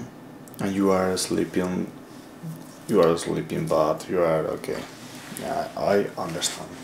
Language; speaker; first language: English; non-native, learner; Spanish